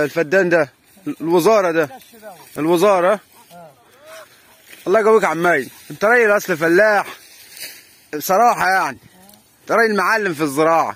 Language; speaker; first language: Arabic; native; Arabic